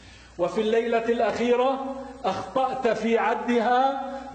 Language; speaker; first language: Arabic; native; Arabic